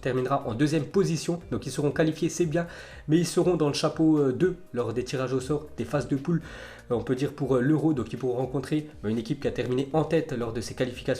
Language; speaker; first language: French; native; French